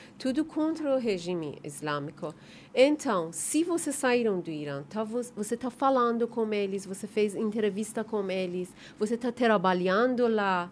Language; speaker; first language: Portuguese; non-native, learner; Persian